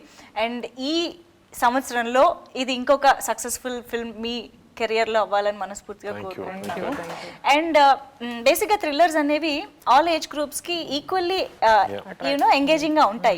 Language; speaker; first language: Telugu; native; Telugu